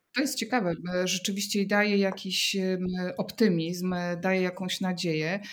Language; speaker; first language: Polish; native; Polish